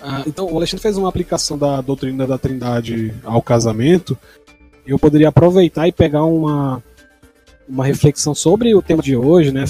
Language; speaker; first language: Portuguese; native; Portuguese